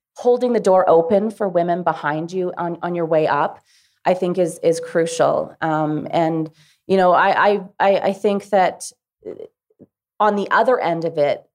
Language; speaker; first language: English; native; English